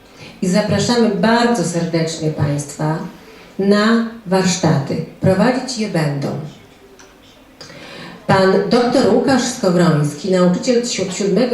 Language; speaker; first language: Polish; native; Polish